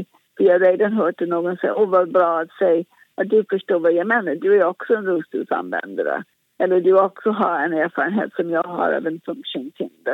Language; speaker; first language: Swedish; non-native, fluent; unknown